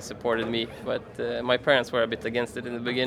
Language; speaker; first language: English; non-native, fluent; Swedish